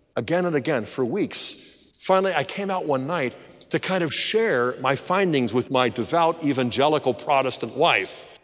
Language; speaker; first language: English; native; English